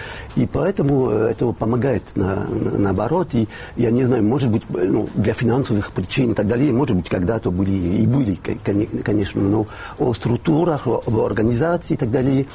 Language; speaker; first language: Russian; non-native, fluent; French